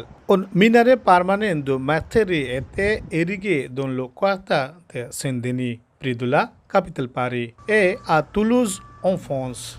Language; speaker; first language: French; non-native, local second language; Bangla